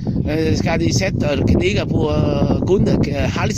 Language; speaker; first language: Swedish; non-native, learner; Vietnamese